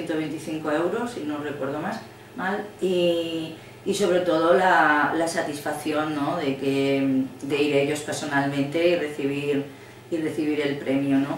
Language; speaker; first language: Spanish; native; Spanish